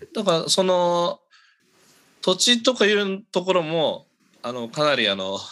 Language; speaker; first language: Japanese; native; Japanese